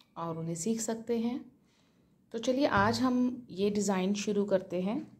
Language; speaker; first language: Hindi; native; Hindi